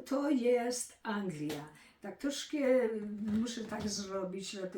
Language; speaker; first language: Polish; early bilingual, heritage; Polish